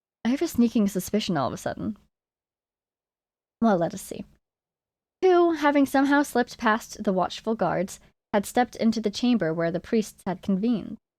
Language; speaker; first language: English; native; English